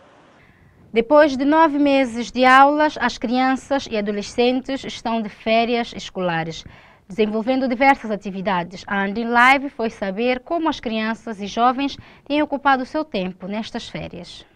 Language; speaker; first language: Portuguese; native; Portuguese